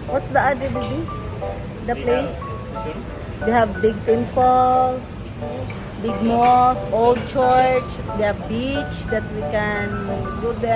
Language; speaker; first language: English; non-native, local second language; Filipino